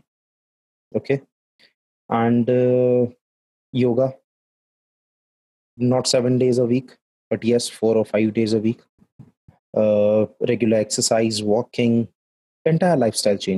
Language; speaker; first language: English; non-native, local second language; Hindi